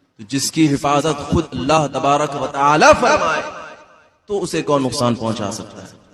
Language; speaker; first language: Urdu; native; Urdu